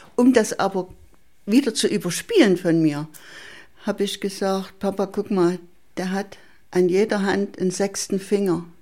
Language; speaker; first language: German; native; German